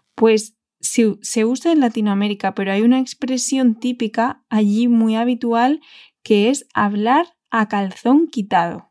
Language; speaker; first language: Spanish; native; Spanish